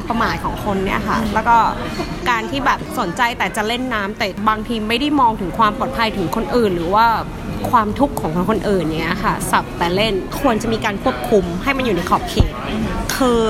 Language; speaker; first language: Thai; native; Thai